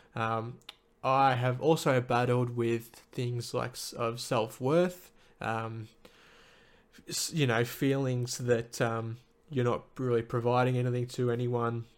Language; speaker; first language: English; native; English